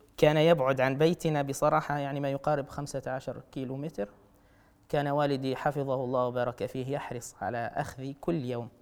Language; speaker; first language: Arabic; native; Arabic